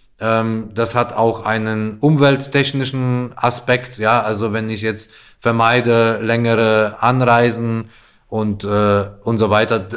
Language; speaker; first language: German; non-native, fluent; Polish